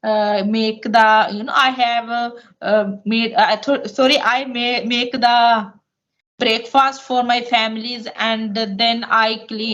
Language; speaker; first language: English; non-native, local second language; Hindi